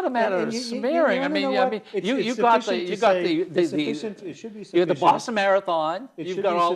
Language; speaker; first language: English; native; English